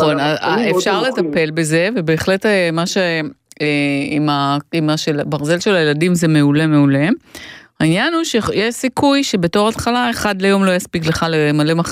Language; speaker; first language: Hebrew; native; Hebrew